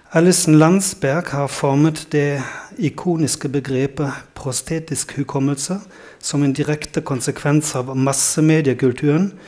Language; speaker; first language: Norwegian; non-native, fluent; German